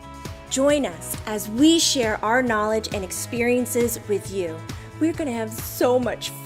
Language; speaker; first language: English; native; English